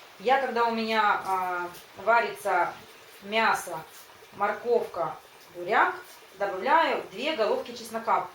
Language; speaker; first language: Russian; native; Russian